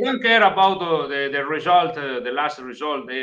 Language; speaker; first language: English; non-native, learner; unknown